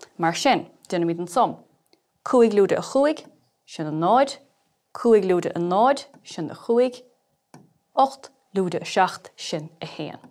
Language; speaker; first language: Irish; native; Irish